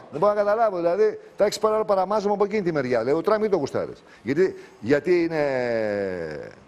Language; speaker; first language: Greek; native; Greek